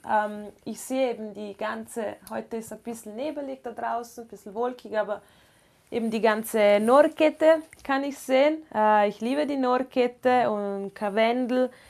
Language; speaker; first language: German; non-native, local second language; Ladin